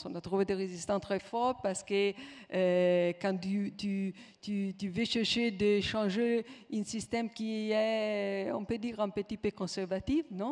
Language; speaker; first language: French; non-native, fluent; Italian